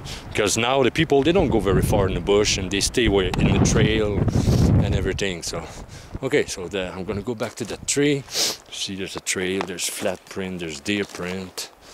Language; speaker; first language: English; non-native, fluent; French